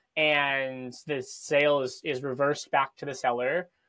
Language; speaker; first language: English; native; English